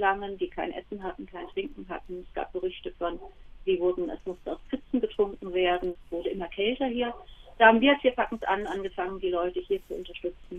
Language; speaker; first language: German; native; German